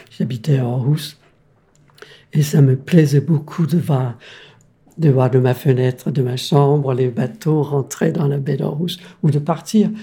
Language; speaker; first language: French; non-native, fluent; Danish